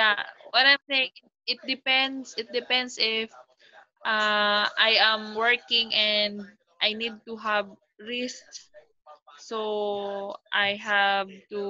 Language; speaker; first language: English; non-native, local second language; Filipino